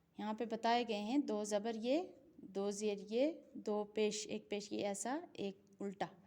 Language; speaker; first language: Urdu; native; Urdu